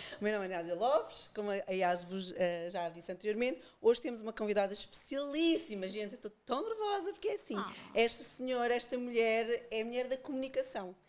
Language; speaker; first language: Portuguese; early bilingual, other home language; Kabuverdianu